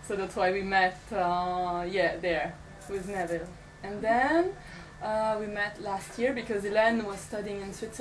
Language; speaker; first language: English; non-native, fluent; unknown